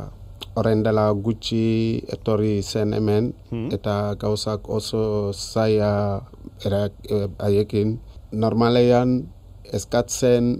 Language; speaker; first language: Basque; non-native, learner; Wolof